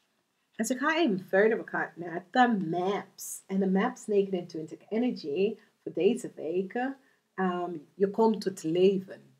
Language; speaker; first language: Dutch; non-native, learner; English